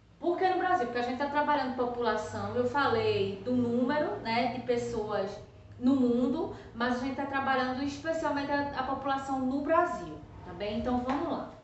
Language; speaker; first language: Portuguese; native; Portuguese